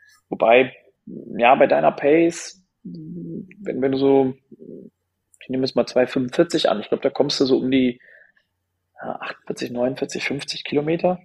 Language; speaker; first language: German; native; German